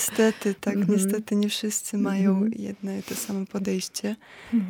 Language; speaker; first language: Polish; non-native, fluent; Ukrainian